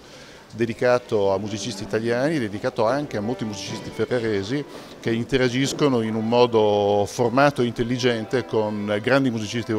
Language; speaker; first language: Italian; native; Italian